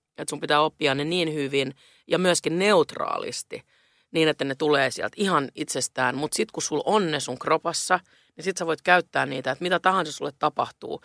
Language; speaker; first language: Finnish; non-native, local second language; Swedish